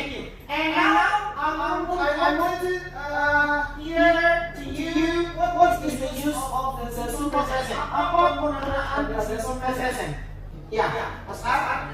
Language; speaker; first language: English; non-native, fluent; Indonesian